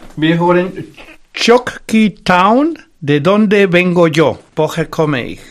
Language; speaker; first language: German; non-native, fluent; Spanish